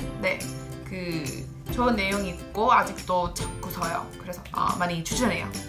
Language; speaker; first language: Korean; non-native, learner; English